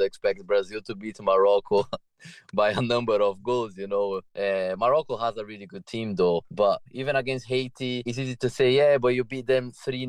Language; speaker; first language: English; non-native, fluent; Portuguese